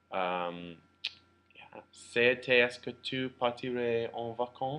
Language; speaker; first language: French; non-native, learner; English